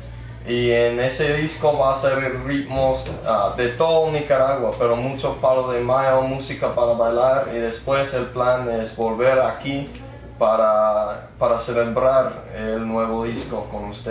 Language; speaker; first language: Spanish; early bilingual, heritage; English